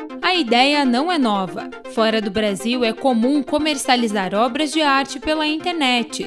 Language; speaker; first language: Portuguese; native; Portuguese